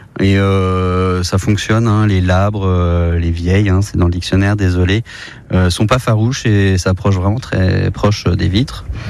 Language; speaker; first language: French; native; French